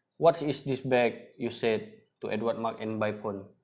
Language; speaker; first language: English; non-native, learner; Indonesian